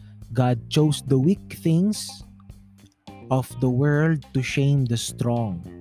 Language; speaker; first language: English; non-native, local second language; Filipino